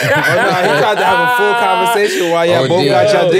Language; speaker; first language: English; native; English